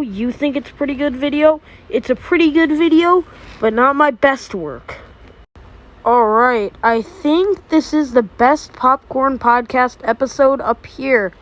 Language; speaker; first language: English; native; English